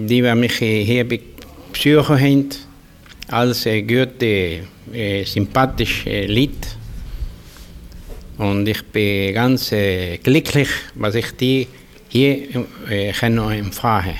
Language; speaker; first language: German; early bilingual, heritage; German